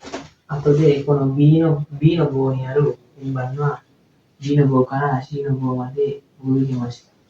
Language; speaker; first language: Japanese; non-native, learner; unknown